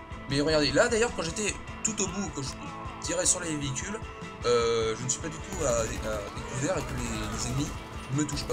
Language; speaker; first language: French; native; French